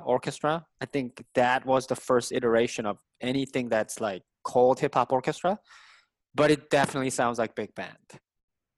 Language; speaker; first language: English; non-native, fluent; Korean